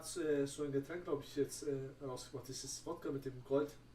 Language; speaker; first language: German; native; German